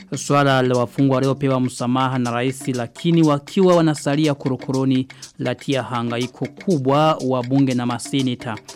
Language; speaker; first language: Swahili; non-native, local second language; Rundi